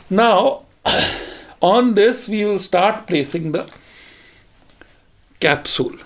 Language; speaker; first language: English; non-native, local second language; Hindi